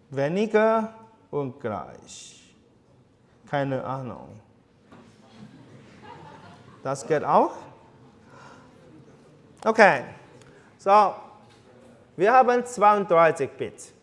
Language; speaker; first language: German; non-native, fluent; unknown